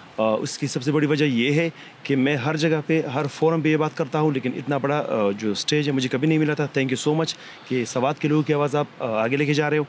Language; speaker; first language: Urdu; non-native, local second language; Pashto